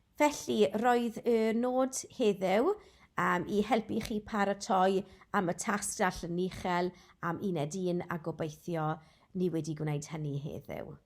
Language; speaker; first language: Welsh; non-native, local second language; English